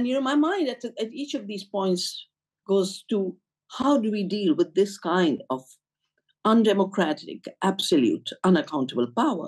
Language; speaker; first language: English; non-native, local second language; Hindi